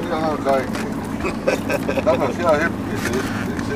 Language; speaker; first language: Finnish; non-native, local second language; Swedish